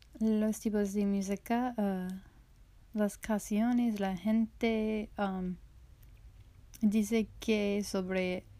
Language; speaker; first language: Spanish; non-native, learner; English